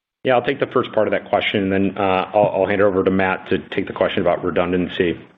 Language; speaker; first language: English; native; English